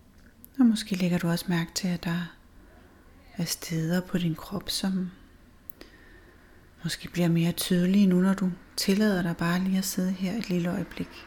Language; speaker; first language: Danish; native; Danish